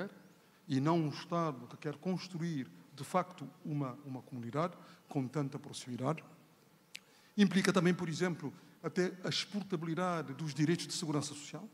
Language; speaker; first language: Portuguese; non-native, local second language; Kabuverdianu